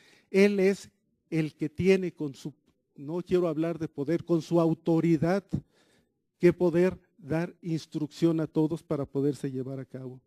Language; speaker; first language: Spanish; native; Spanish